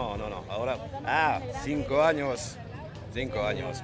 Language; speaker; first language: Spanish; non-native, learner; French